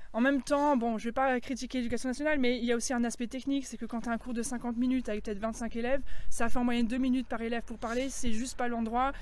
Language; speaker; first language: French; native; French